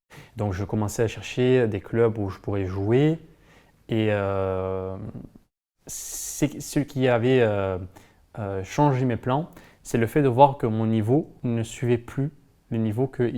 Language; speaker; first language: French; non-native, fluent; Arabic